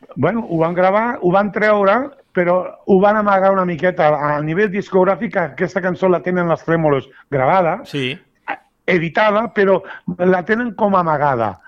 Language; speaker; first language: Catalan; non-native, local second language; Spanish